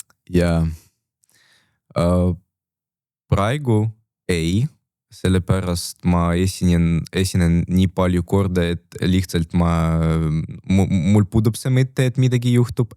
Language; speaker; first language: Estonian; non-native, local second language; Russian